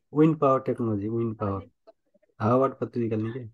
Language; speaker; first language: Japanese; non-native, learner; Nepali